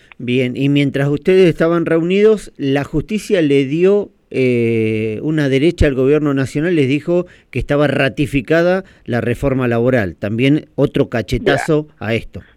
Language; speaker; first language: Spanish; native; Spanish